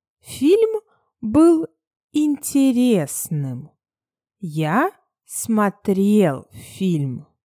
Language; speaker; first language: Russian; native; Russian